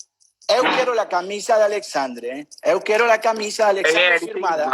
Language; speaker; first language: Portuguese; non-native, learner; Spanish